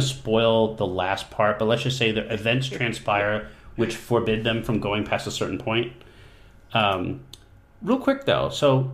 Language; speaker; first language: English; native; English